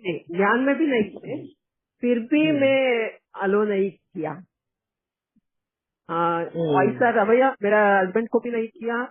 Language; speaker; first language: Hindi; non-native, local second language; Kannada